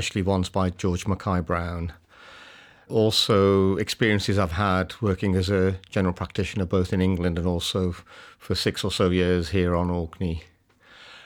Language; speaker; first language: English; native; English